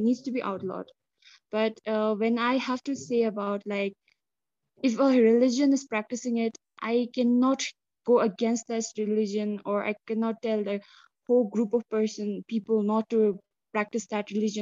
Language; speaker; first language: English; non-native, local second language; Tibetan